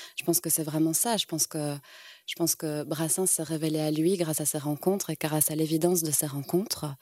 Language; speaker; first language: French; native; French